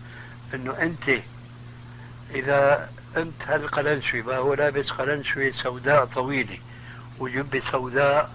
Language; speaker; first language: Arabic; early bilingual, other home language; Albanian